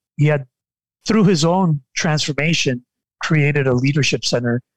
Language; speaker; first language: English; non-native, fluent; Spanish